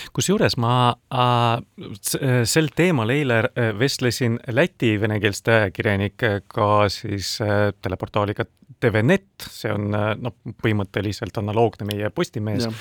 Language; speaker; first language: Estonian; non-native, local second language; Russian